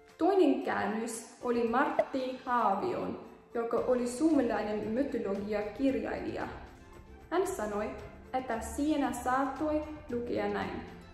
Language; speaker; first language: Finnish; non-native, learner; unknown